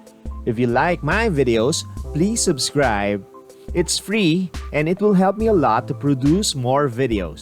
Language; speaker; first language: English; non-native, local second language; Filipino